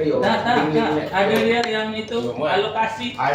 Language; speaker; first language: Indonesian; native; Indonesian